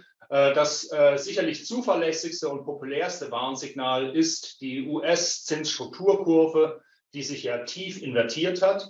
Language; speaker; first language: German; native; German